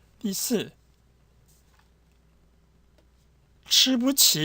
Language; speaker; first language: Chinese; non-native, fluent; Korean